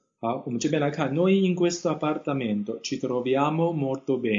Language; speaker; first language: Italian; non-native, fluent; Chinese